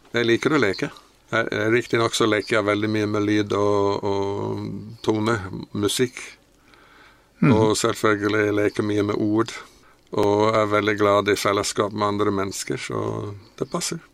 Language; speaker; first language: Norwegian; non-native, fluent; English